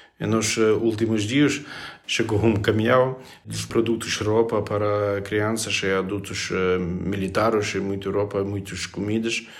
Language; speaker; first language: Portuguese; non-native, learner; Ukrainian